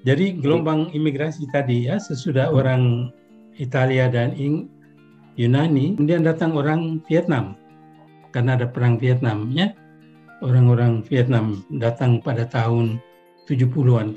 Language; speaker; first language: Indonesian; non-native, local second language; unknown